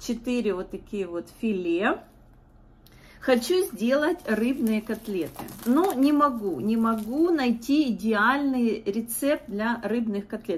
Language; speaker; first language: Russian; native; Russian